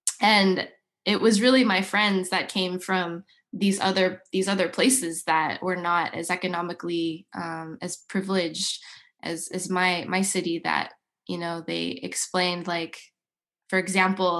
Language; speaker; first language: English; native; English